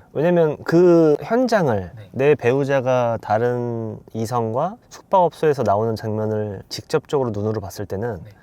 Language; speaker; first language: Korean; native; Korean